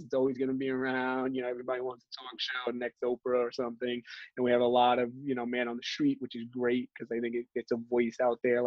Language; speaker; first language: English; native; English